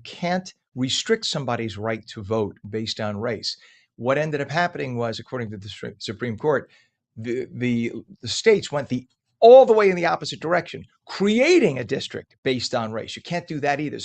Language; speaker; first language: English; native; English